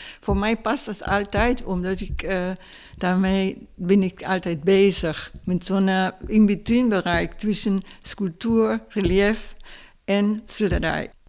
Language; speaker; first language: Dutch; non-native, fluent; Spanish